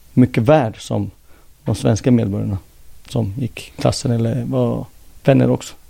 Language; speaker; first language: Swedish; early bilingual, other home language; Finnish